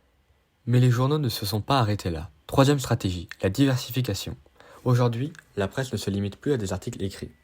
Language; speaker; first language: French; native; French